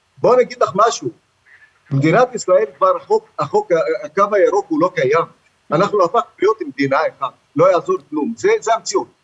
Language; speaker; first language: Hebrew; non-native, local second language; Arabic